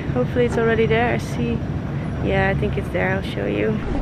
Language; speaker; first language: English; non-native, fluent; Dutch